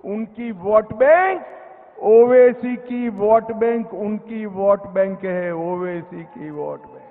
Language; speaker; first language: Hindi; non-native, local second language; Gujarati